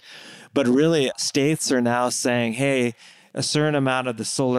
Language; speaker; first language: English; native; English